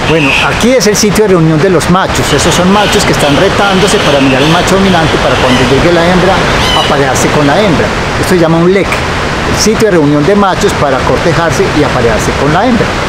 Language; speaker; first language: Spanish; native; Spanish